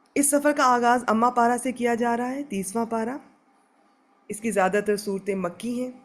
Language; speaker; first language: Urdu; native; Urdu